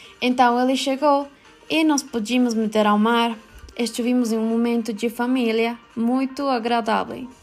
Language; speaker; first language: Portuguese; non-native, learner; Spanish